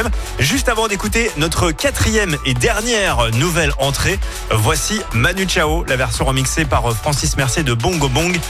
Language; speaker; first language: French; native; French